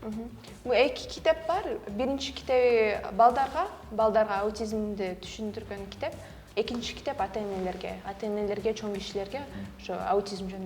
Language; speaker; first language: Kyrgyz; early bilingual, heritage; Kyrgyz